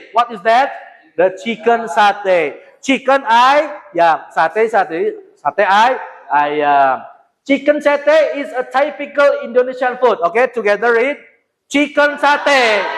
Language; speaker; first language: English; non-native, learner; Indonesian